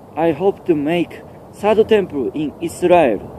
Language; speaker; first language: English; non-native, learner; Japanese